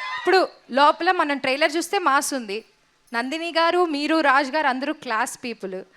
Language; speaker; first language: Telugu; native; Telugu